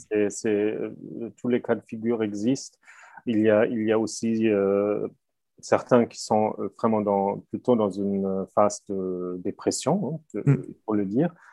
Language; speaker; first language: French; non-native, fluent; German